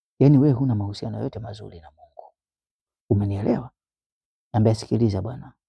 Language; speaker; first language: Swahili; native; Swahili